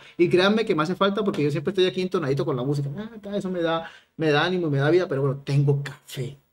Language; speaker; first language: Spanish; native; Spanish